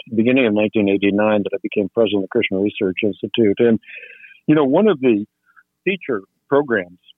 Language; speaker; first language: English; non-native, fluent; Dutch